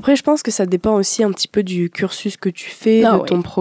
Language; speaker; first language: French; native; French